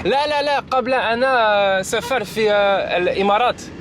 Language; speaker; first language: Arabic; non-native, learner; French